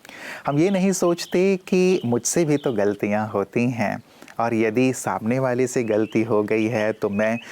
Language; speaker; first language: Hindi; native; Hindi